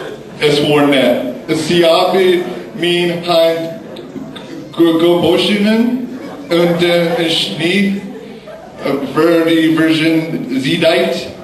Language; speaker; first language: German; non-native, learner; English